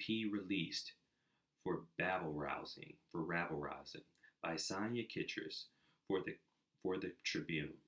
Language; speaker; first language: English; native; English